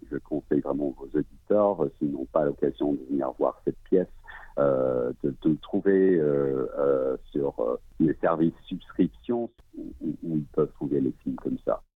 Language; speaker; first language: French; early bilingual, heritage; English